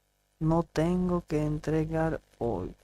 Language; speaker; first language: Spanish; non-native, learner; English